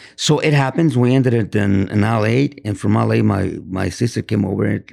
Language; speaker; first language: English; non-native, fluent; Spanish